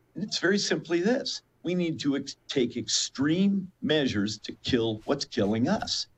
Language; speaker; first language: English; native; English